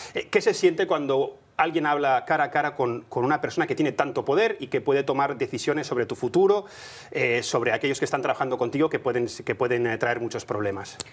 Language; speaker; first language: Spanish; native; Spanish